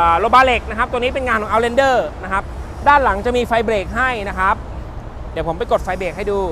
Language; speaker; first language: Thai; native; Thai